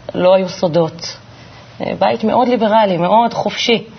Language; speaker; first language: Hebrew; native; Hebrew